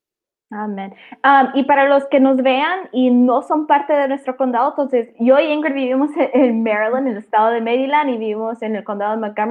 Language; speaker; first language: Spanish; early bilingual, heritage; Spanish